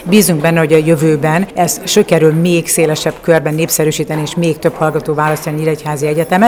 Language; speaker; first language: Hungarian; native; Hungarian